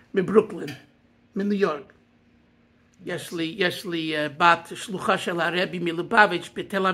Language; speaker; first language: Hebrew; non-native, learner; English